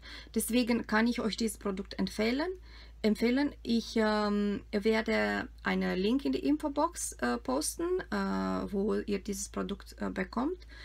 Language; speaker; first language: German; non-native, fluent; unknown